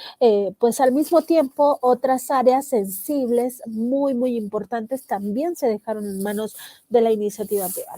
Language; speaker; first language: Spanish; native; Spanish